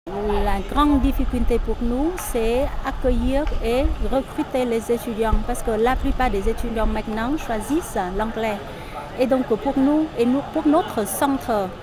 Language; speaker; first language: French; non-native, fluent; Vietnamese